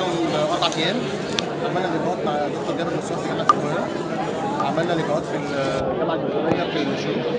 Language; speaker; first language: Arabic; native; Arabic